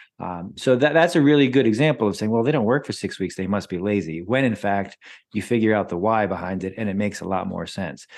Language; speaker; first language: English; native; English